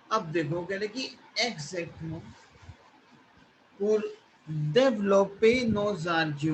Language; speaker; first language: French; non-native, fluent; Hindi